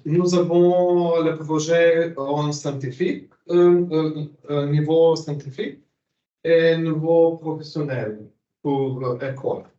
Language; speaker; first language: French; non-native, learner; Slovenian